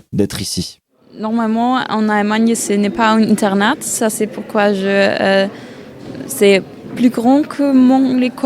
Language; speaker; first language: French; non-native, learner; German